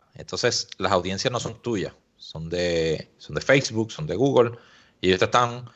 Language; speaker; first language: Spanish; native; Spanish